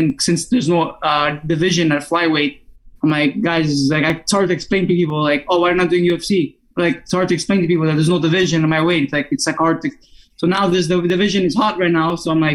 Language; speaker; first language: English; non-native, fluent; Italian